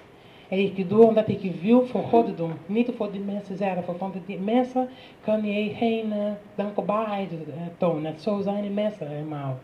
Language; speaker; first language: Dutch; non-native, learner; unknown